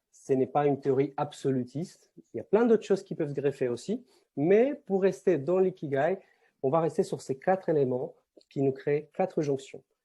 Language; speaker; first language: French; non-native, fluent; Spanish